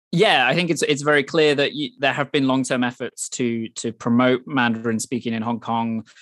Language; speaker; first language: English; native; English